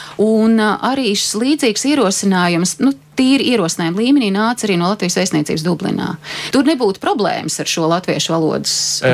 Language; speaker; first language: Latvian; native; Latvian